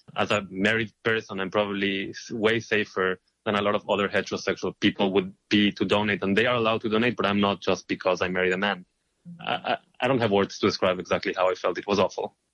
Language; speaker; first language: English; non-native, fluent; Hebrew